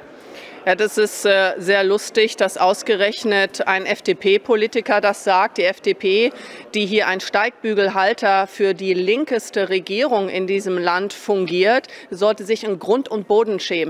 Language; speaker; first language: German; native; German